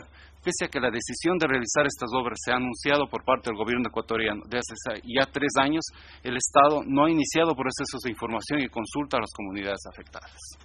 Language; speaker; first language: Spanish; native; Spanish